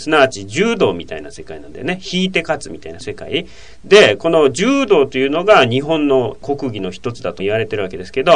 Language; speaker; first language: Japanese; native; Japanese